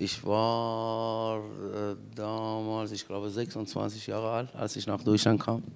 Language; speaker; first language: German; non-native, fluent; Persian